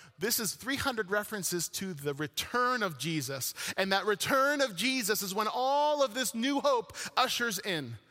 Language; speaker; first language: English; early bilingual, other home language; Arabic